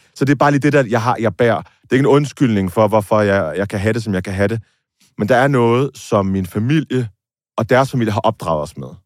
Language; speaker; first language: Danish; native; Danish